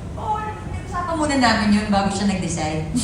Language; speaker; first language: Filipino; native; Filipino